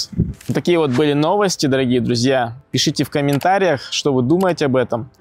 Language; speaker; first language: Russian; native; Russian